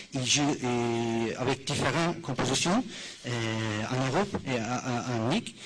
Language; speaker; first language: French; non-native, fluent; Turkish